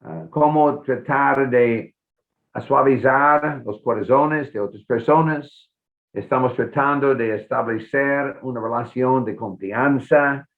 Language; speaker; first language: Spanish; non-native, fluent; English